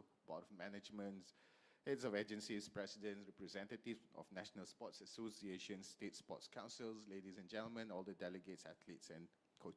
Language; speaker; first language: English; non-native, local second language; Filipino